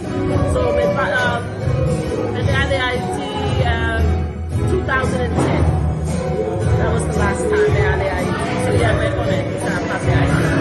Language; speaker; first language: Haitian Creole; early bilingual, heritage; Haitian Creole